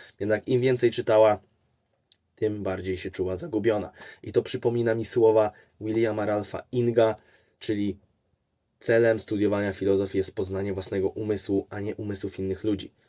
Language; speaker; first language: Polish; native; Polish